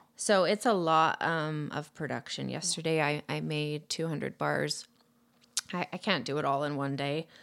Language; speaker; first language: English; native; English